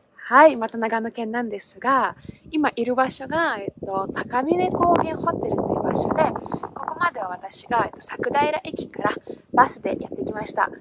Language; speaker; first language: Japanese; non-native, fluent; Russian